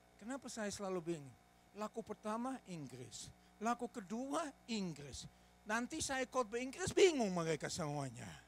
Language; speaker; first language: Indonesian; non-native, fluent; English